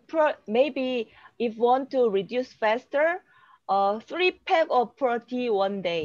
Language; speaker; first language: English; non-native, learner; Korean